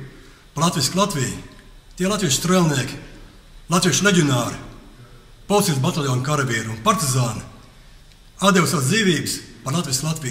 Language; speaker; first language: Latvian; native; Latvian